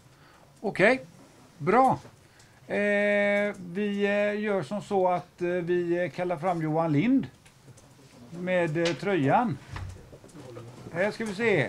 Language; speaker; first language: Swedish; native; Swedish